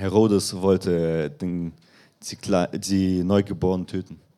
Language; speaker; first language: German; non-native, fluent; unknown